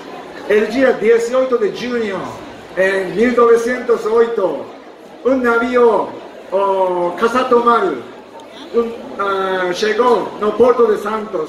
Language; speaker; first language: Portuguese; non-native, fluent; Japanese